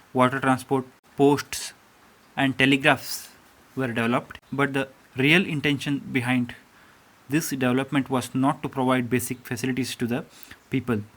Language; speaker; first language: English; non-native, local second language; Kannada